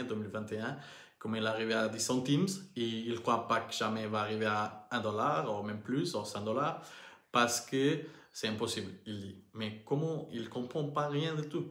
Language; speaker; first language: French; non-native, learner; Portuguese